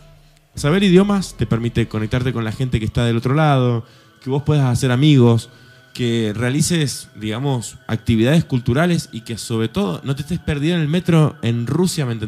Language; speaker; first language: Spanish; native; Spanish